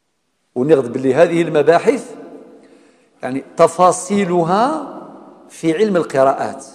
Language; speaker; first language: Arabic; non-native, local second language; Kabyle